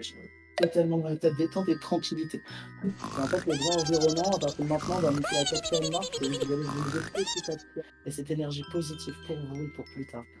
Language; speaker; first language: French; native; French